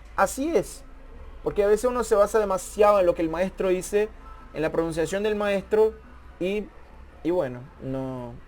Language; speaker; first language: Spanish; non-native, fluent; Portuguese